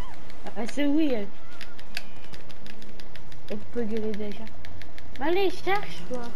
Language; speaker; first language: French; non-native, local second language; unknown